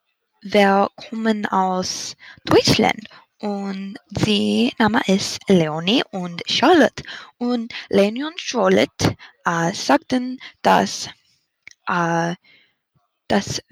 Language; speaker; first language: German; non-native, learner; English